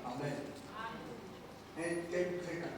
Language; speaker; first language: French; non-native, local second language; Lingala